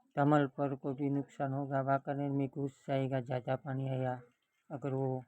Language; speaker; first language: Hindi; non-native, local second language; Gujarati